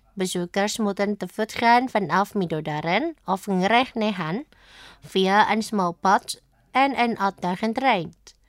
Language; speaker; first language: Dutch; non-native, fluent; Indonesian